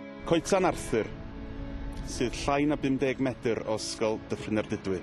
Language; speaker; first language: Welsh; native; Welsh